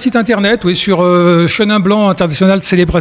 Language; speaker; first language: French; native; French